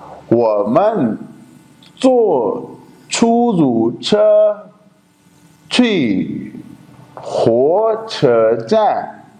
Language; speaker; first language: Chinese; non-native, fluent; Urdu